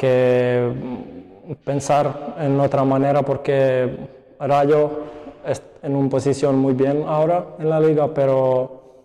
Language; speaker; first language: Spanish; non-native, learner; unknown